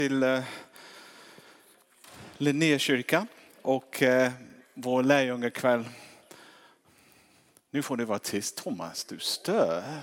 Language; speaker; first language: Swedish; non-native, fluent; English